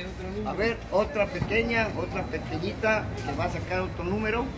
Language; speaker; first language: Spanish; native; Spanish